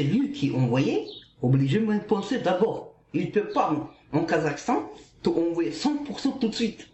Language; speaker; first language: French; non-native, learner; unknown